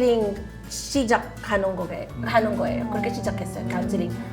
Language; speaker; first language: Korean; non-native, fluent; Filipino